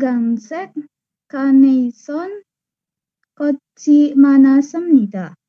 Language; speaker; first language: Korean; non-native, learner; Indonesian